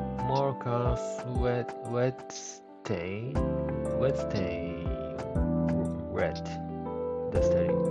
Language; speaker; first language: English; non-native, learner; Japanese